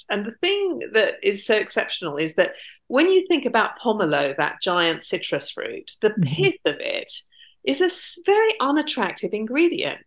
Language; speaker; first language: English; native; English